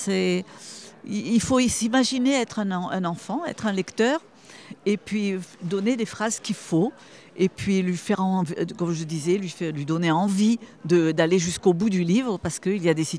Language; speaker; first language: French; native; French